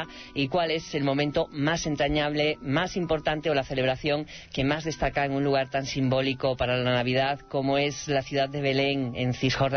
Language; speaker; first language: Spanish; native; Spanish